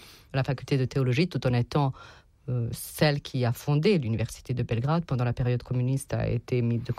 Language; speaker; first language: French; non-native, fluent; Serbian